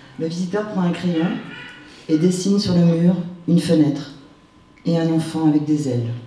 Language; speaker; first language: French; native; French